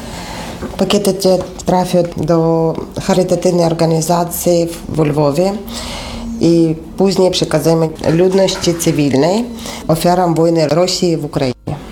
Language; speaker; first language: Polish; non-native, learner; Ukrainian